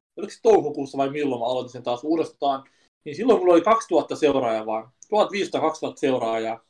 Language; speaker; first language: Finnish; early bilingual, other home language; Kurdish